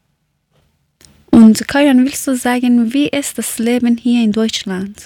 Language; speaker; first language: German; non-native, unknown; Persian